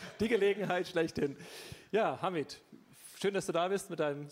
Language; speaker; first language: German; native; German